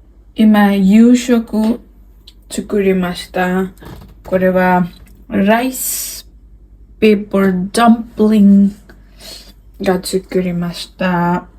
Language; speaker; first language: Japanese; non-native, learner; Nepali